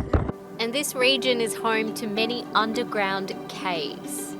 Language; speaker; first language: English; native; English